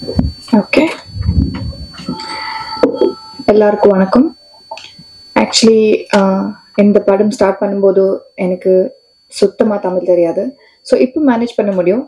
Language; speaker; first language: Tamil; non-native, learner; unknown